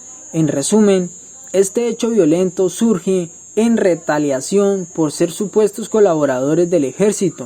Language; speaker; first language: Spanish; native; Spanish